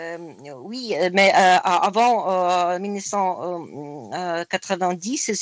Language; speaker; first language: French; non-native, fluent; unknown